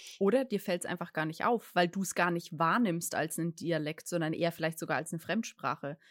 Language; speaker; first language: German; native; German